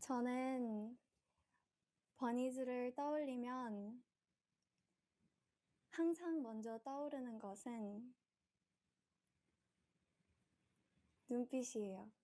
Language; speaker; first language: Korean; early bilingual, heritage; Korean